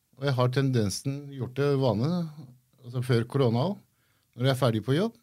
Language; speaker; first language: Norwegian; early bilingual, other home language; Kurdish